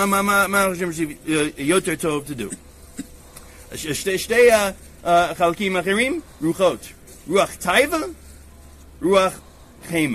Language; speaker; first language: Hebrew; non-native, learner; English